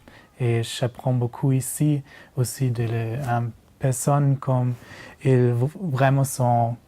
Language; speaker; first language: French; non-native, learner; German